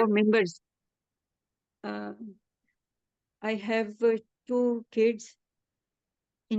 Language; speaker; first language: English; non-native, learner; Urdu